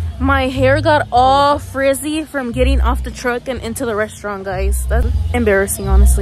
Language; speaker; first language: English; early bilingual, other home language; Spanish